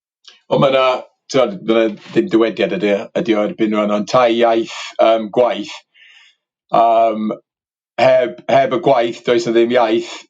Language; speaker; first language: Welsh; native; Welsh